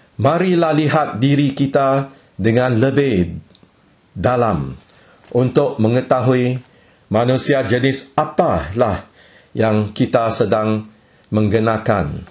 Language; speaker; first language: Malay; non-native, local second language; Chinese